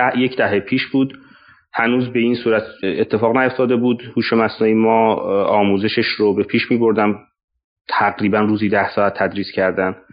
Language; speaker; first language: Persian; non-native, local second language; Azerbaijani